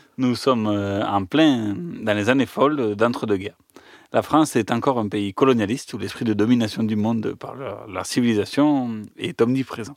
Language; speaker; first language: French; native; French